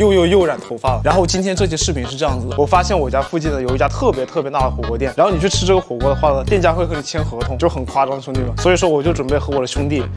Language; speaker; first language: Chinese; non-native, fluent; Korean